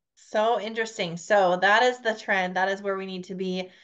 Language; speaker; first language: English; native; English